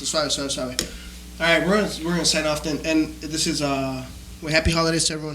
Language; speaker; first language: English; early bilingual, other home language; Spanish